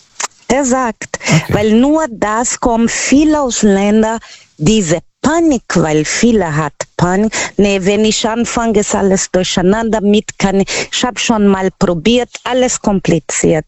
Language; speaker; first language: German; non-native, learner; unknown